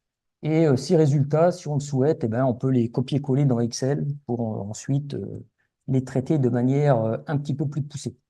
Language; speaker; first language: French; native; French